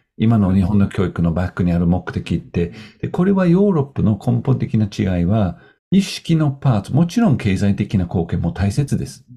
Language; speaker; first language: Japanese; non-native, fluent; Dutch